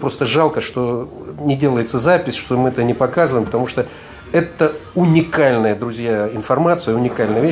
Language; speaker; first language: Russian; native; Russian